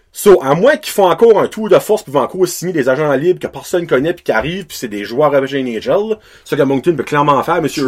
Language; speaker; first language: French; native; French